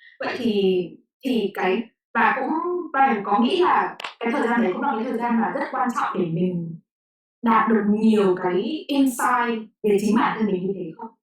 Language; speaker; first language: Vietnamese; native; Vietnamese